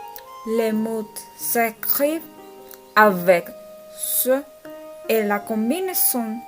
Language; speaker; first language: French; non-native, learner; Spanish